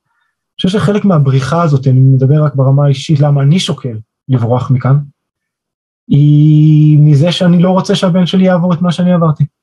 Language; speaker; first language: Hebrew; native; Hebrew